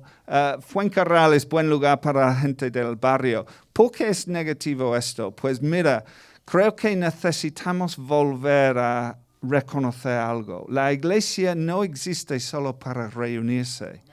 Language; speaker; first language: Spanish; non-native, fluent; English